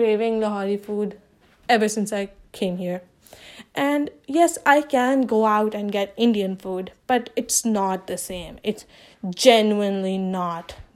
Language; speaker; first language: English; non-native, local second language; Urdu